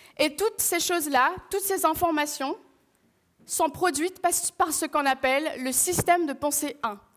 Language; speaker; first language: French; non-native, local second language; Malagasy